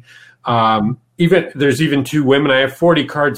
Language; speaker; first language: English; native; English